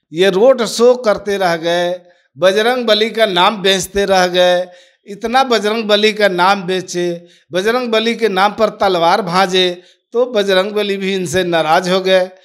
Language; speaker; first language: Hindi; native; Hindi